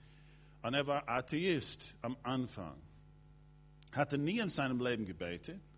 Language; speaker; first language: German; non-native, fluent; English